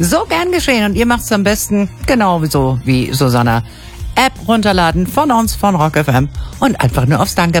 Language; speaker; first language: German; native; German